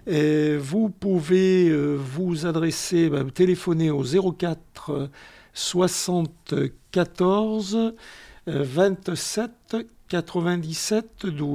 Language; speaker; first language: French; native; French